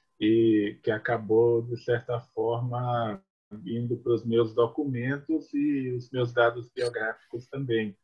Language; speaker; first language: Portuguese; native; Portuguese